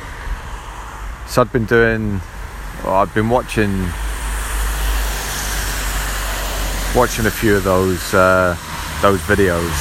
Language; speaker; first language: English; native; English